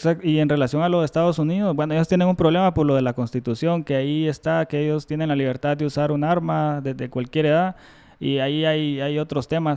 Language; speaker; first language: Spanish; native; Spanish